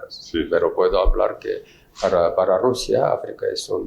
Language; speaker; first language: Spanish; non-native, fluent; Russian